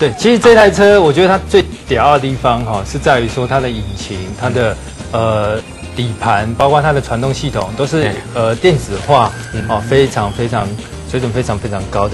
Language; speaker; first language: Chinese; native; Chinese